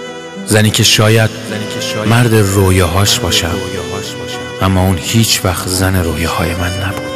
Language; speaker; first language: Persian; native; Persian